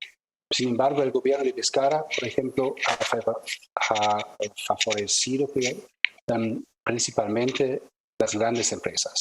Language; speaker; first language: Spanish; non-native, fluent; German